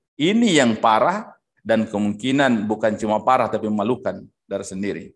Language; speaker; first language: Indonesian; native; Indonesian